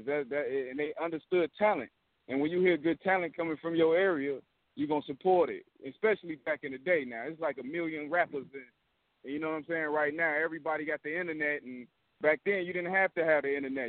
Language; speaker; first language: English; native; English